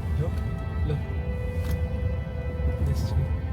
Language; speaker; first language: English; non-native, learner; Arabic